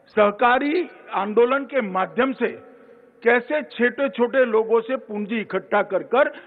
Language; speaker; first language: Hindi; non-native, local second language; Gujarati